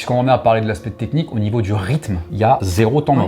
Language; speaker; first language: French; native; French